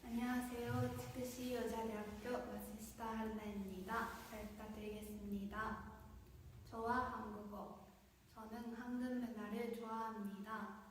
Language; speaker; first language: Korean; non-native, fluent; Japanese